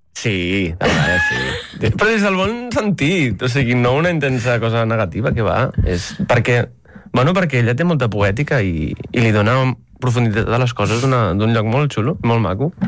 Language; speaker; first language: Catalan; native; Catalan